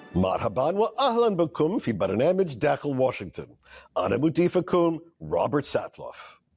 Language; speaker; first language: Arabic; non-native, fluent; English